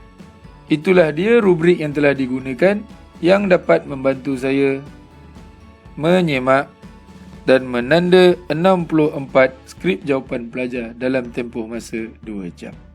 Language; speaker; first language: Malay; native; Malay